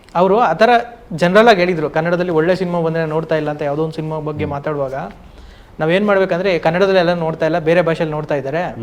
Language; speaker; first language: Kannada; native; Kannada